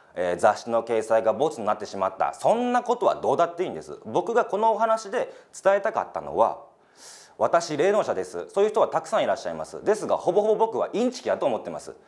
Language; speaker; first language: Japanese; native; Japanese